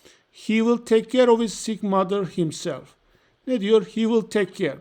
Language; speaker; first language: English; non-native, fluent; Turkish